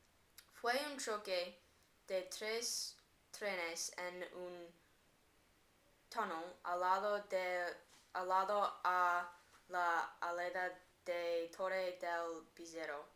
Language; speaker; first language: Spanish; non-native, learner; English